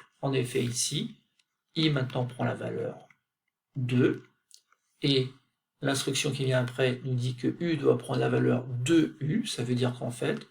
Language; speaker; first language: French; native; French